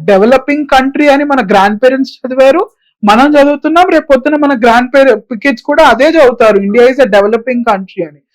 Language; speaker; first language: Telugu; native; Telugu